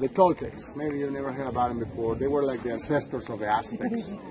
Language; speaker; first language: English; non-native, fluent; Spanish